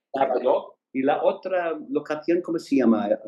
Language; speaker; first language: Spanish; non-native, learner; English